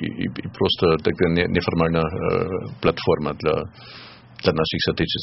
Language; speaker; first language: Russian; non-native, fluent; German